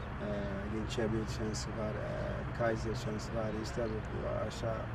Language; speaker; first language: Turkish; non-native, learner; Portuguese